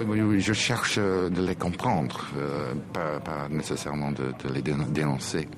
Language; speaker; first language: French; non-native, fluent; English